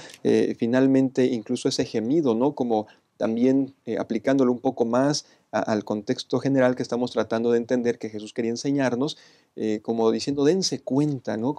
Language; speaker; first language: Spanish; native; Spanish